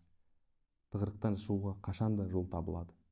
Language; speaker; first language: Kazakh; native; Kazakh